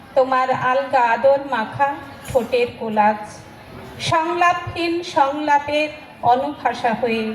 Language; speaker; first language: Bangla; non-native, local second language; Santali